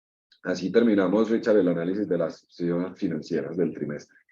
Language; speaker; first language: Spanish; native; Spanish